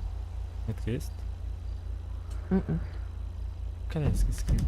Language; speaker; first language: Russian; non-native, learner; Kara-Kalpak